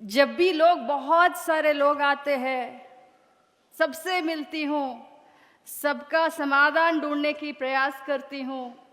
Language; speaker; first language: Hindi; non-native, local second language; Kannada